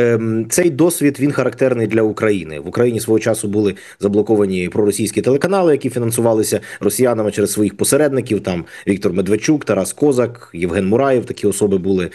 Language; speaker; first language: Ukrainian; native; Ukrainian